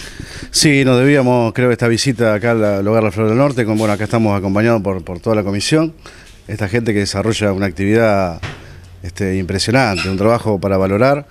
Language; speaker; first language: Spanish; native; Spanish